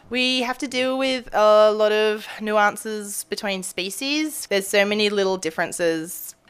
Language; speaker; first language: English; native; English